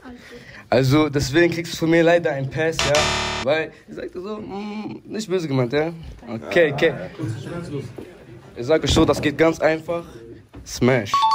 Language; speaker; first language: German; native; German